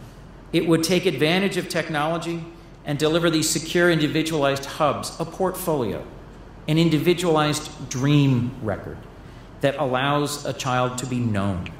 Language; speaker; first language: English; native; English